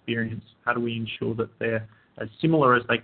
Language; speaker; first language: English; native; English